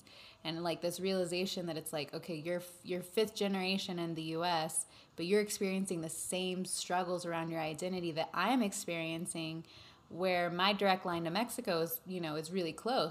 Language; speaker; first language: English; native; English